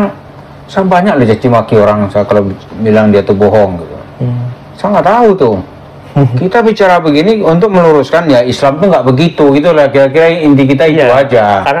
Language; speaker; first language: Indonesian; native; Indonesian